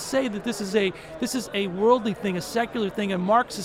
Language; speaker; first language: English; native; English